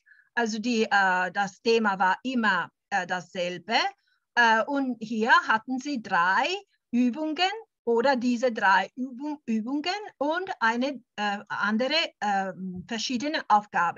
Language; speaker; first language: German; early bilingual, heritage; German